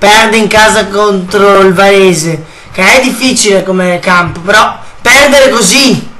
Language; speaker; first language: Italian; native; Italian